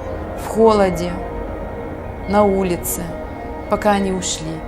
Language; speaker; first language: Russian; non-native, local second language; Ukrainian